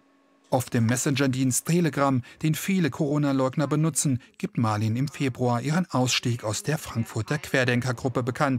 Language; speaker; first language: German; native; German